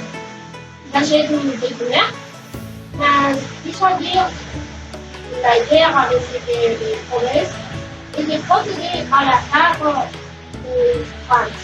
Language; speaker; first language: French; non-native, learner; Spanish